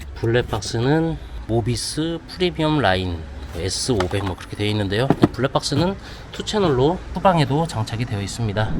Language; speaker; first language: Korean; native; Korean